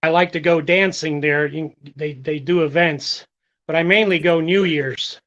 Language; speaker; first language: English; native; English